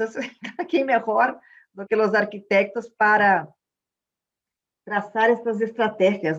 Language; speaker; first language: Spanish; non-native, fluent; Portuguese